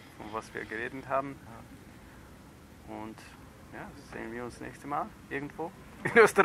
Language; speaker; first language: German; non-native, fluent; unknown